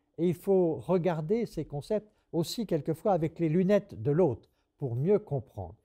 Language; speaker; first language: French; native; French